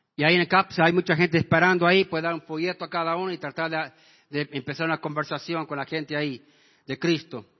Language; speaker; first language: Spanish; non-native, fluent; English